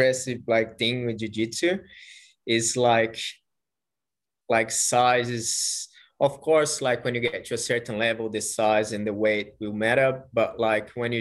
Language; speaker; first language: English; non-native, fluent; Portuguese